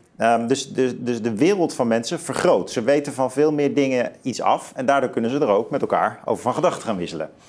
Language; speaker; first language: Dutch; native; Dutch